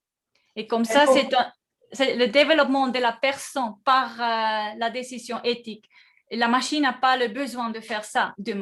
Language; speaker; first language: French; non-native, fluent; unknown